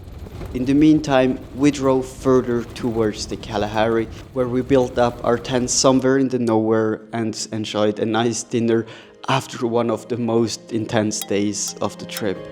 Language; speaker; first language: English; non-native, fluent; German